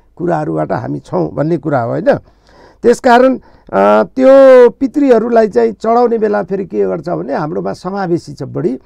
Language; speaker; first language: Nepali; non-native, local second language; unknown